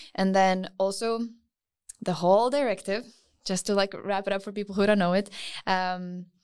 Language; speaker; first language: English; non-native, fluent; Lithuanian